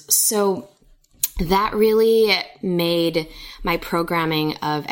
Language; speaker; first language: English; native; English